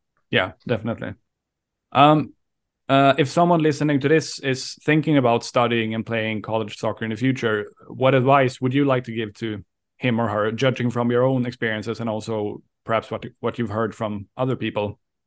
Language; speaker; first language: English; non-native, fluent; Swedish